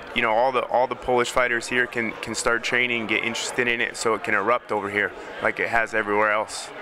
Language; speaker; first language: English; native; English